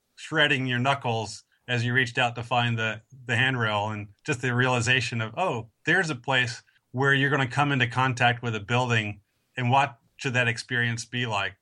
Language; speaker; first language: English; native; English